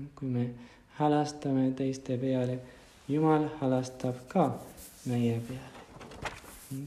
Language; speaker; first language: Estonian; non-native, fluent; Spanish